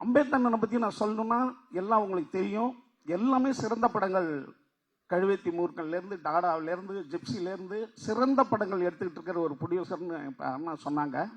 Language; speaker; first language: Tamil; native; Tamil